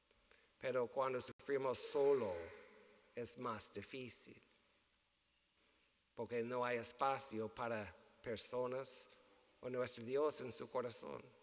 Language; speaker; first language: Spanish; non-native, learner; English